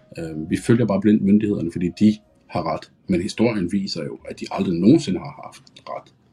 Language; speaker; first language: Danish; early bilingual, other home language; Arabic